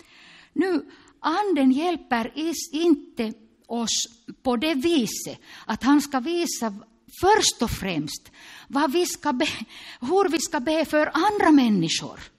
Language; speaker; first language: Swedish; non-native, local second language; Finnish